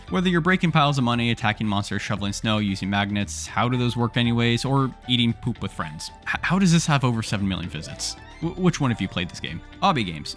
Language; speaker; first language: English; native; English